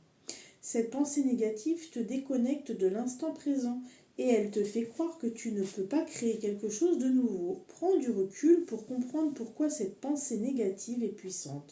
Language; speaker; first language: French; native; French